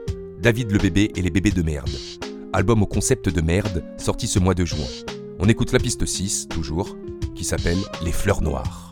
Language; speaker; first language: French; native; French